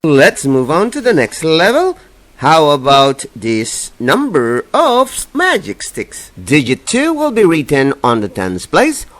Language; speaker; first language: English; non-native, local second language; Filipino